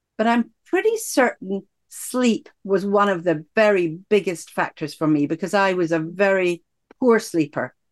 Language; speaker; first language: English; native; English